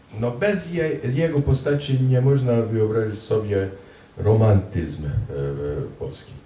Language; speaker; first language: Polish; non-native, fluent; Hungarian